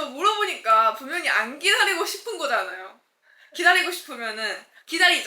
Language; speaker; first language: Korean; non-native, fluent; Chinese